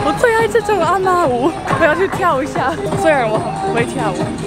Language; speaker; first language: Chinese; non-native, fluent; English